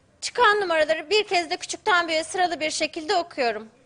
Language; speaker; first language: Turkish; native; Turkish